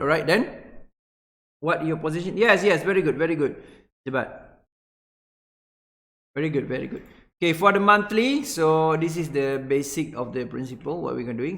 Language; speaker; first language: English; non-native, local second language; Malay